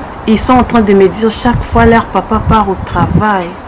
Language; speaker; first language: French; non-native, local second language; Lingala